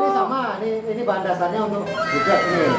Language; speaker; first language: Indonesian; native; Indonesian